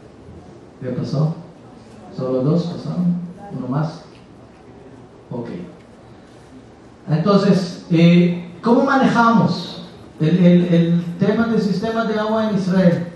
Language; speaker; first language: Spanish; non-native, fluent; Hebrew